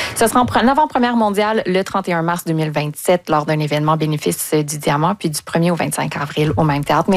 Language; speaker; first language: French; native; French